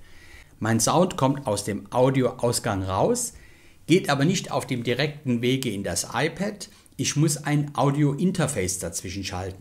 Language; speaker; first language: German; native; German